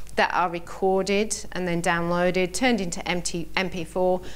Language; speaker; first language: English; native; English